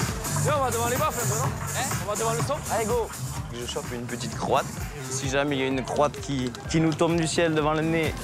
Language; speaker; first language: French; native; French